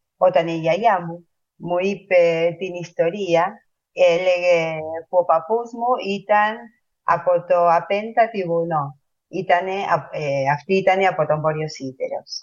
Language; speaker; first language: Greek; early bilingual, heritage; Spanish